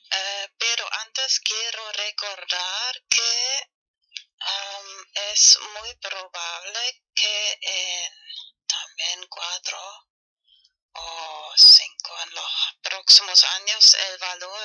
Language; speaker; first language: Spanish; non-native, fluent; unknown